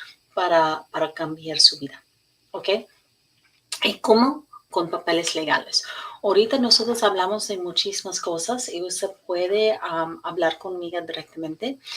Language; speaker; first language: Spanish; non-native, learner; English